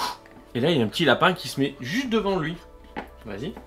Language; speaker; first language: French; native; French